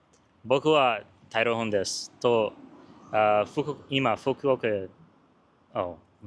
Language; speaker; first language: Japanese; non-native, learner; English